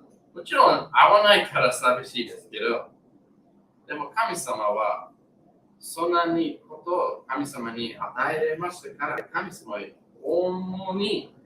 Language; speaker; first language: Japanese; non-native, learner; English